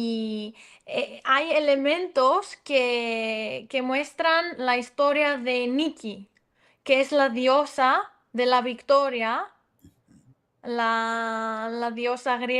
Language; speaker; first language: Spanish; non-native, fluent; Greek